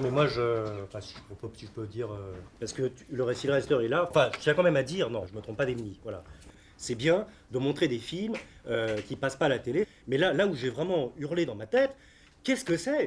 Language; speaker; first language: French; native; French